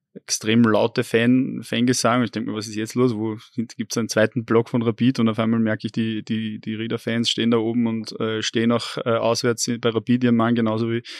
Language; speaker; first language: German; native; German